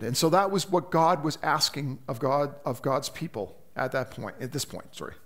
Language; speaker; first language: English; native; English